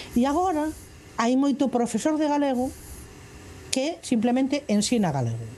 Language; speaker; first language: Galician; non-native, local second language; Spanish